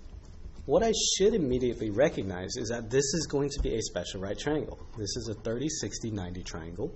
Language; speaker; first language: English; native; English